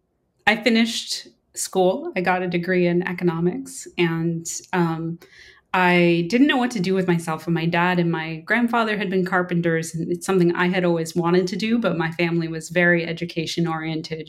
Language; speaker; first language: English; native; English